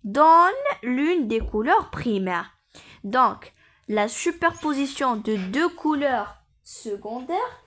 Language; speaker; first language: French; non-native, local second language; Arabic